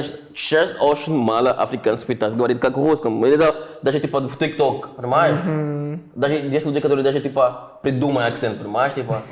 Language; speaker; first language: Russian; non-native, fluent; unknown